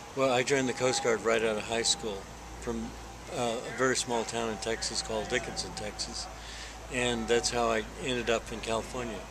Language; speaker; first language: English; native; English